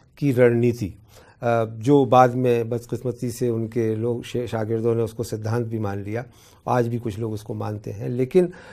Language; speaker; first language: Hindi; native; Hindi